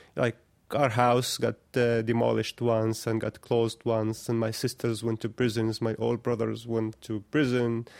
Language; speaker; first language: English; non-native, fluent; Arabic